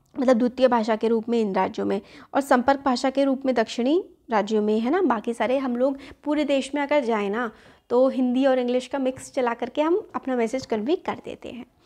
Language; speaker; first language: Hindi; native; Hindi